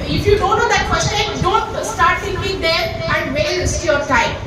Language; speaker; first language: English; non-native, local second language; Kannada